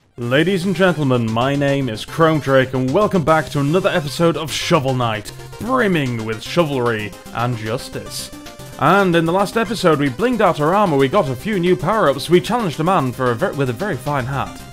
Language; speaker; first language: English; native; English